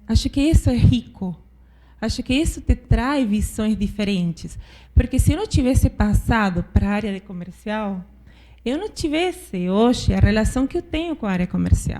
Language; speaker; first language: Portuguese; non-native, fluent; Spanish